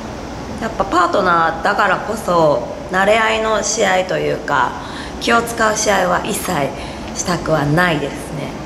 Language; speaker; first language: Japanese; native; Japanese